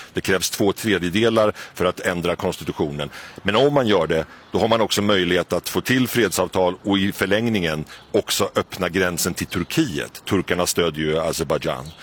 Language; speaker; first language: Swedish; native; Swedish